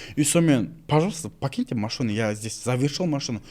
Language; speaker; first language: Russian; non-native, local second language; Kazakh